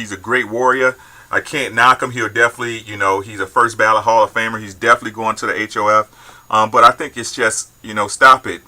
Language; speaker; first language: English; native; English